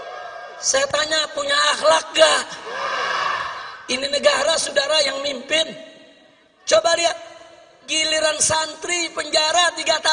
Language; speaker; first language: Indonesian; native; Indonesian